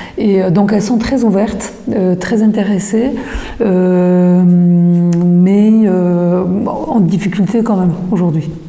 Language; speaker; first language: French; non-native, fluent; Polish